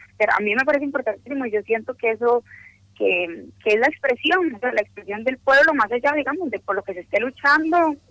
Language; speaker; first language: Spanish; native; Spanish